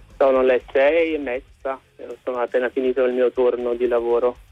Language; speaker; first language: Italian; non-native, learner; English